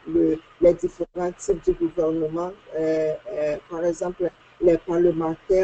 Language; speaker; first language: French; non-native, fluent; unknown